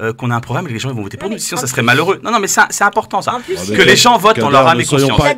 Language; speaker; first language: French; native; French